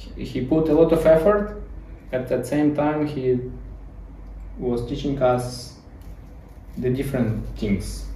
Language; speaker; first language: English; non-native, learner; Ukrainian